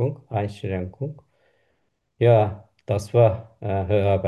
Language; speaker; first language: German; non-native, learner; Turkish